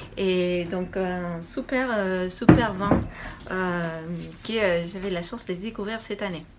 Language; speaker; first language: French; non-native, fluent; Spanish